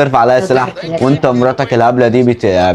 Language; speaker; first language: Arabic; native; Arabic